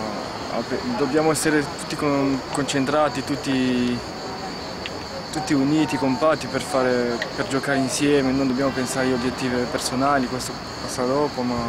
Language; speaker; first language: Italian; non-native, fluent; French